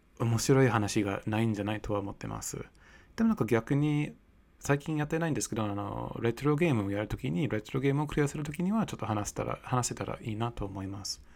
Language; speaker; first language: Japanese; non-native, fluent; English